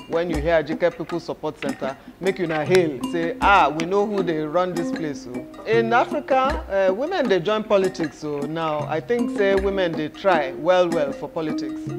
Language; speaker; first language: Nigerian Pidgin; non-native, local second language; Yoruba